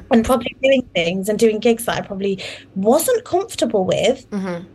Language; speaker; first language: English; native; English